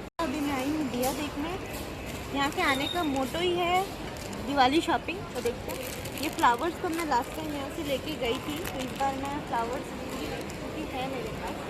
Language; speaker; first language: Hindi; non-native, local second language; Bangla